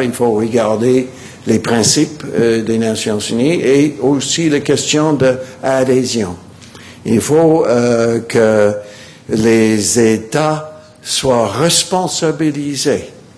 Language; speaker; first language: French; non-native, fluent; English